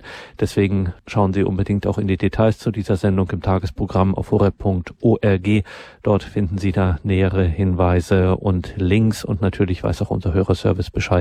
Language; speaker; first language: German; native; German